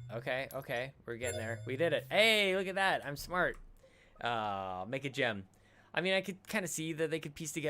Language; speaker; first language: English; native; English